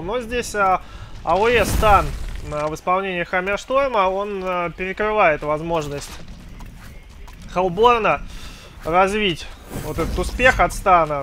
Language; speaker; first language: Russian; native; Russian